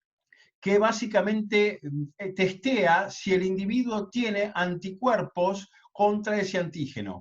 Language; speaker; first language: Spanish; native; Spanish